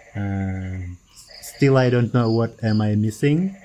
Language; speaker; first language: English; non-native, fluent; Kazakh